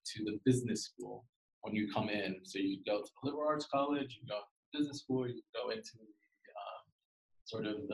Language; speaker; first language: English; native; English